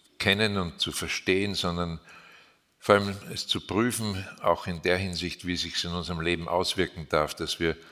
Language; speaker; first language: German; native; German